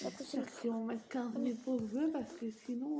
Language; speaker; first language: French; native; French